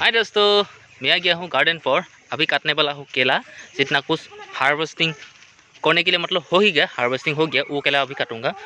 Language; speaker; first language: Hindi; non-native, local second language; Assamese